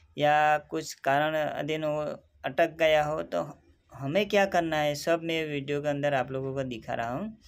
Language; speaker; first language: Hindi; non-native, local second language; Gujarati